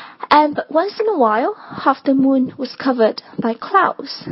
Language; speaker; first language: English; non-native, fluent; Chinese